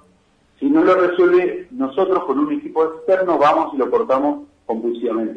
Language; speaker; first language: Spanish; native; Spanish